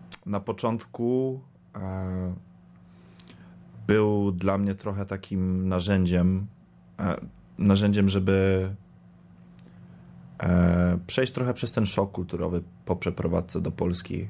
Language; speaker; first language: Polish; early bilingual, other home language; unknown